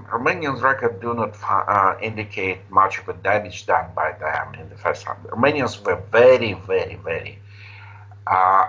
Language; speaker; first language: English; non-native, fluent; Romanian